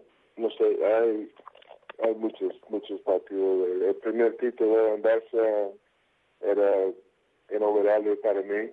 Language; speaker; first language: Spanish; non-native, fluent; English